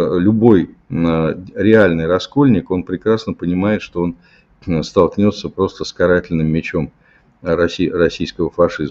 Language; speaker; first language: Russian; native; Russian